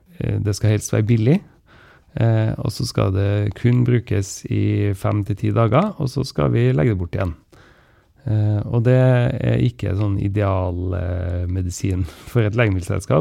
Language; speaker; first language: Norwegian; native; Norwegian